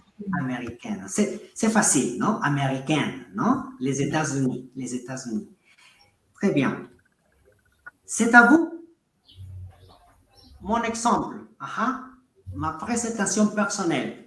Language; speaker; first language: French; non-native, fluent; Spanish